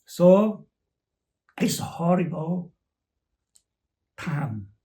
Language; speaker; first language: English; non-native, learner; Chinese